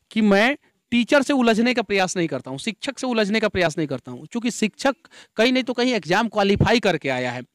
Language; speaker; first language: Hindi; native; Hindi